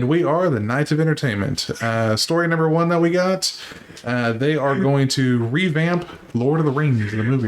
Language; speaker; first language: English; native; English